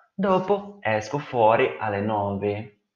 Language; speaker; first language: Italian; non-native, fluent; Portuguese